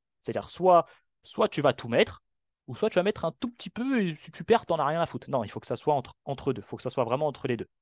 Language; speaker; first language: French; non-native, local second language; Arabic